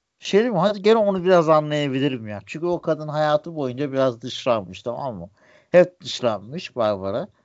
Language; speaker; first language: Turkish; native; Turkish